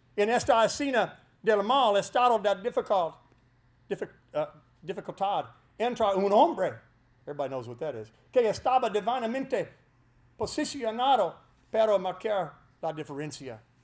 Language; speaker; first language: Spanish; non-native, learner; English